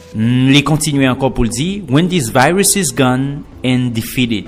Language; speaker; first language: English; non-native, fluent; Haitian Creole